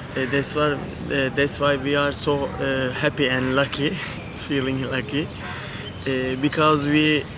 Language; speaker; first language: English; non-native, learner; Turkish